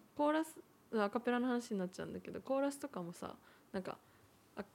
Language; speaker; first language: Japanese; native; Japanese